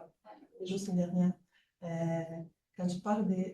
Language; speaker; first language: French; native; French